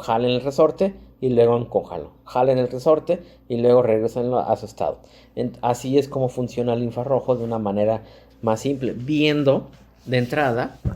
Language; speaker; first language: Spanish; native; Spanish